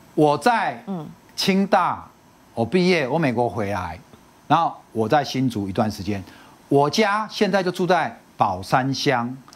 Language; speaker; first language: Chinese; native; Chinese